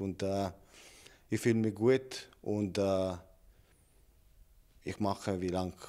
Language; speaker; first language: German; non-native, learner; Serbian